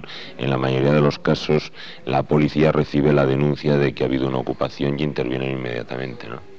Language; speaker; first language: Spanish; native; Spanish